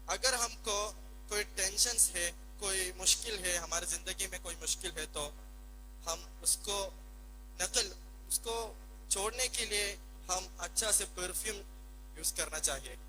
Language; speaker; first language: Hindi; non-native, learner; Malayalam